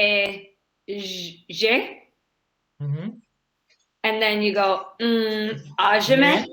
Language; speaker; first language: French; non-native, learner; English